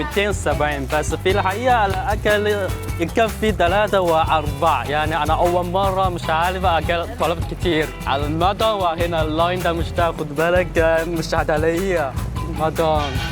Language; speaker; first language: Arabic; non-native, fluent; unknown